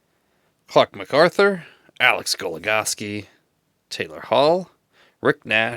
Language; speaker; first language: English; native; English